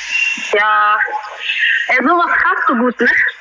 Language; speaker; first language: German; early bilingual, other home language; Amharic